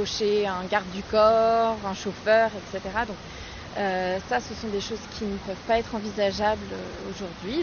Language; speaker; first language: French; native; French